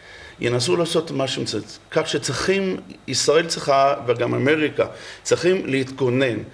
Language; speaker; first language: Hebrew; non-native, fluent; English